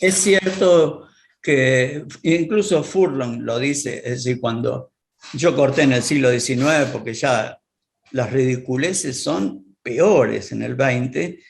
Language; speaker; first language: Spanish; native; Spanish